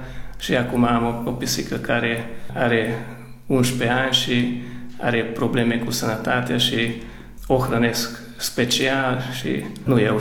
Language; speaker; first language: Romanian; early bilingual, heritage; Romanian